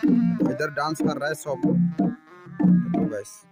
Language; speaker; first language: Hindi; non-native, local second language; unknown